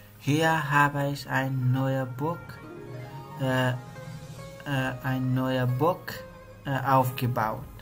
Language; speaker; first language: German; non-native, learner; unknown